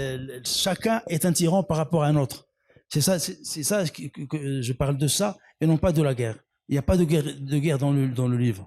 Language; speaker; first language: French; non-native, local second language; Arabic